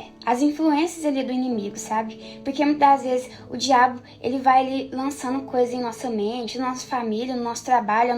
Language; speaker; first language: Portuguese; native; Portuguese